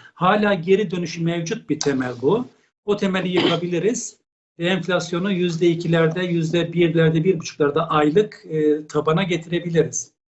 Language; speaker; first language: Turkish; native; Turkish